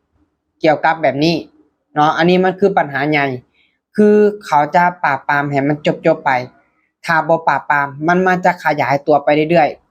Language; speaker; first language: Thai; non-native, local second language; Lao